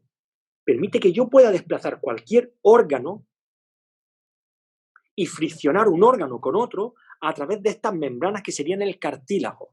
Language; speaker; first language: Spanish; native; Spanish